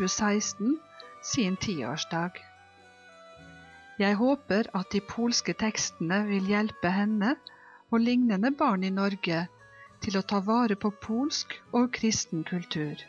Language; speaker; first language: Norwegian; non-native, fluent; Polish